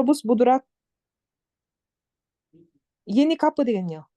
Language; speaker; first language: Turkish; non-native, learner; Kyrgyz